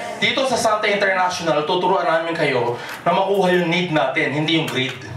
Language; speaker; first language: Filipino; non-native, local second language; Cebuano